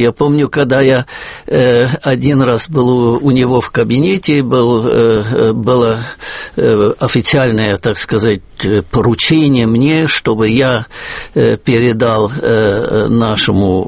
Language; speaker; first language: Russian; non-native, fluent; German